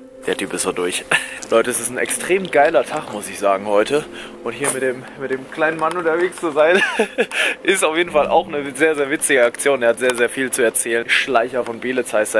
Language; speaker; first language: German; native; German